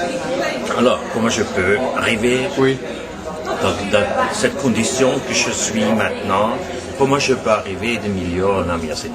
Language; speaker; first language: French; non-native, learner; Norwegian